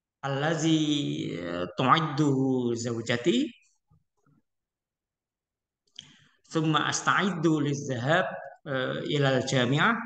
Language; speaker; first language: Arabic; non-native, fluent; Indonesian